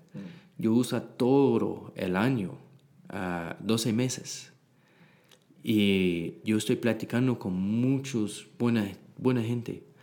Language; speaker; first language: Spanish; non-native, learner; English